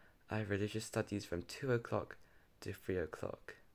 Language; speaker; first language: English; native; English